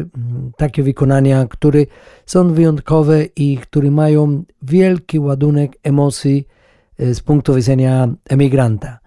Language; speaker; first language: Polish; non-native, fluent; Spanish